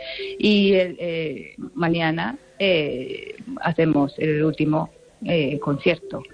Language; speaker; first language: Spanish; non-native, fluent; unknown